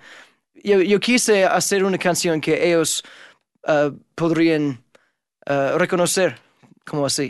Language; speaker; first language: Spanish; non-native, fluent; English